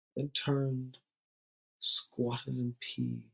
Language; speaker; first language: English; native; English